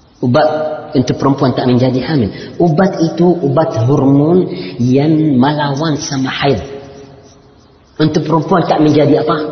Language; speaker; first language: Indonesian; non-native, learner; Arabic